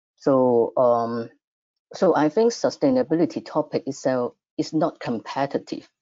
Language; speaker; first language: English; non-native, fluent; Cantonese